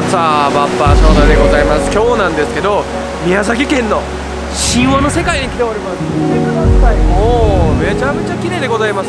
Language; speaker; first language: Japanese; native; Japanese